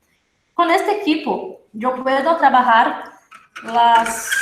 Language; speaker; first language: Spanish; non-native, fluent; Portuguese